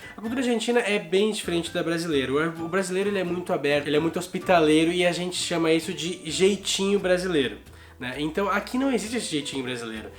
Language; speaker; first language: Portuguese; native; Portuguese